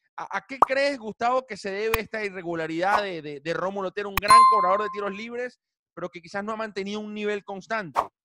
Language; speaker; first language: Spanish; native; Spanish